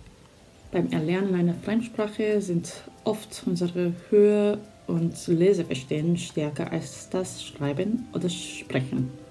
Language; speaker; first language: German; non-native, fluent; Korean